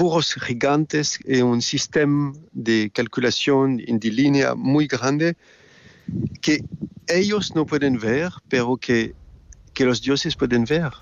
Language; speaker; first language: Spanish; non-native, learner; French